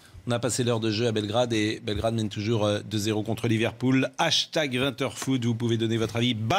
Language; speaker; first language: French; native; French